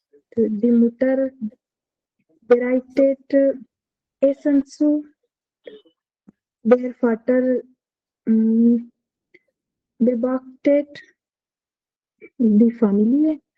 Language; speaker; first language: German; non-native, learner; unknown